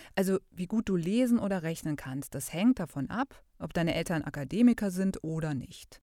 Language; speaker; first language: German; native; German